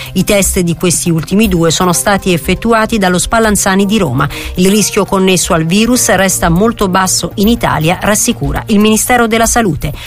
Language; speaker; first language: Italian; native; Italian